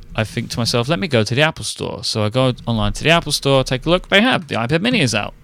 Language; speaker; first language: English; native; English